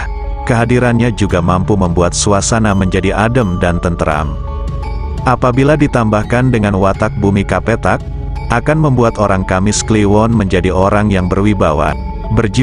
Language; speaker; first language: Indonesian; non-native, local second language; Javanese